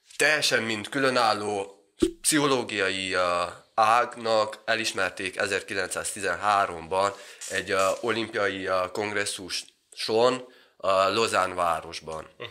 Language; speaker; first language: Hungarian; non-native, local second language; Romanian